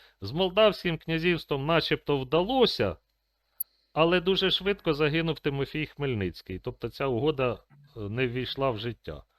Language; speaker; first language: Ukrainian; native; Ukrainian